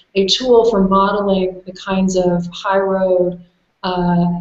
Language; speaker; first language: English; native; English